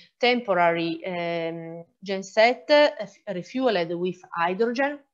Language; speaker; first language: English; non-native, fluent; Italian